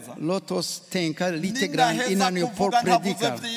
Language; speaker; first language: Swedish; non-native, learner; Rundi